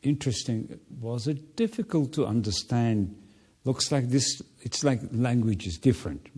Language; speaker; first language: English; non-native, learner; Mongolian